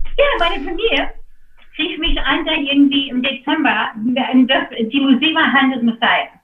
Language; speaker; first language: German; non-native, fluent; English